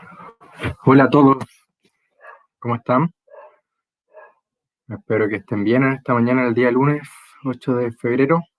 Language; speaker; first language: Spanish; native; Spanish